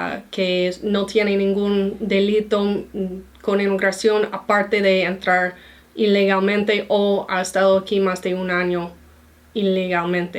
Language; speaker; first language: Spanish; non-native, fluent; English